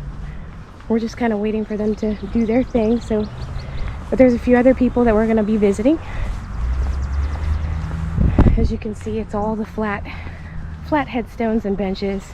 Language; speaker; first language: English; native; English